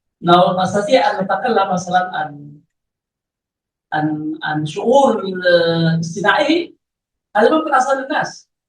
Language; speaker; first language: Arabic; non-native, learner; Malay